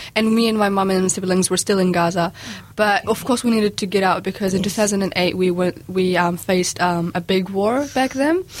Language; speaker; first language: English; early bilingual, other home language; Arabic